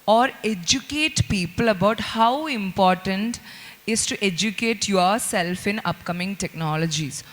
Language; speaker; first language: English; non-native, local second language; Malayalam